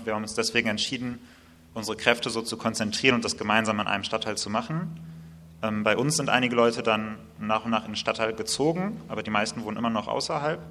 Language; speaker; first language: German; native; German